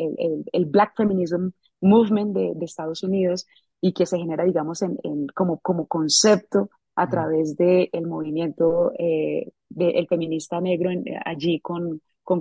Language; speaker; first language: Spanish; native; Spanish